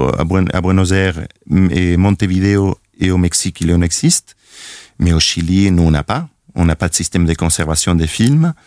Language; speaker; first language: French; non-native, fluent; Spanish